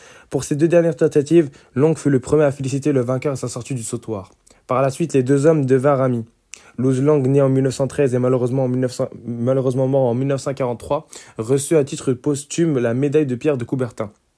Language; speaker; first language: French; native; French